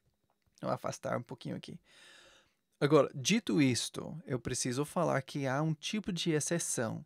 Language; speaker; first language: Portuguese; non-native, fluent; English